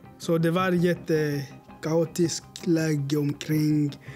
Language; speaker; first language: Swedish; non-native, learner; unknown